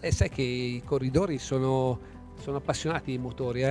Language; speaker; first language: Italian; native; Italian